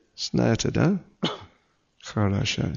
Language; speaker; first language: Russian; non-native, learner; English